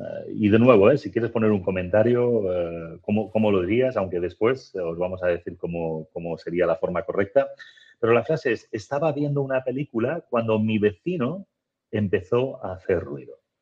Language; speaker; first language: Spanish; native; Spanish